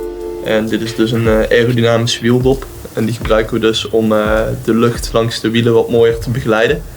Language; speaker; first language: Dutch; native; Dutch